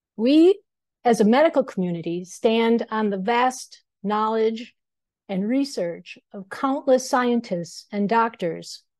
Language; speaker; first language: English; native; English